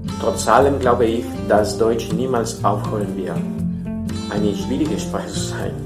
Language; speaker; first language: German; non-native, fluent; Spanish